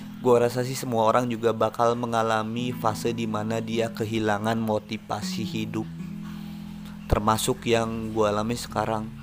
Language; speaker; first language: Indonesian; native; Indonesian